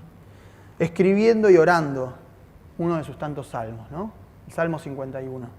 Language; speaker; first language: Spanish; native; Spanish